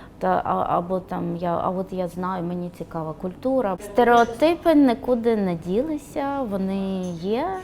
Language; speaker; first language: Ukrainian; non-native, local second language; Romany